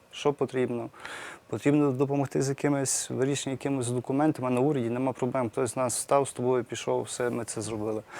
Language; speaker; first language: Ukrainian; native; Ukrainian